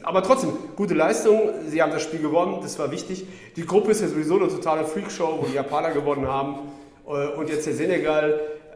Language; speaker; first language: German; native; German